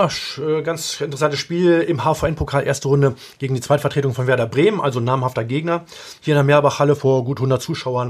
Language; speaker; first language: German; native; German